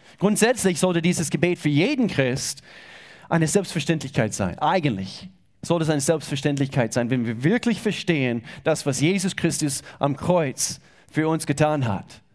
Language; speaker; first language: German; non-native, fluent; English